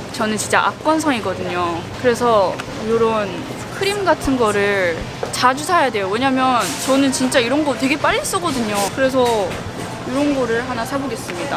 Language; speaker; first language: Korean; native; Korean